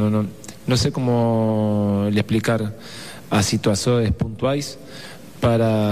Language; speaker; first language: Portuguese; non-native, fluent; Spanish